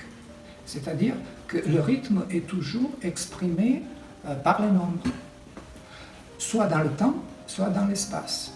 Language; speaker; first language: French; non-native, fluent; Serbian